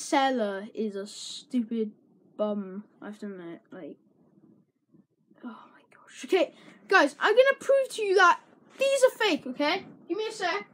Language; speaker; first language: English; native; English